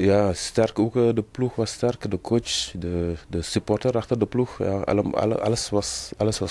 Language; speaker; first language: Dutch; non-native, learner; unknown